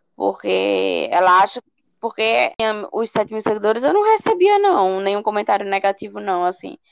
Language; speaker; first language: Portuguese; native; Portuguese